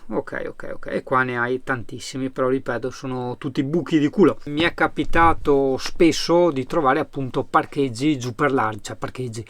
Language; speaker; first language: Italian; native; Italian